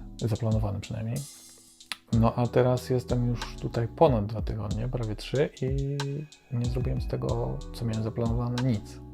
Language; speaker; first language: Polish; native; Polish